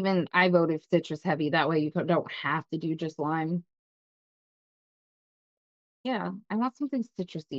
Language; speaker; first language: English; native; English